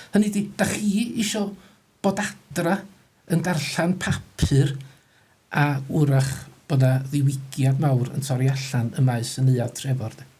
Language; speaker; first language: Welsh; native; Welsh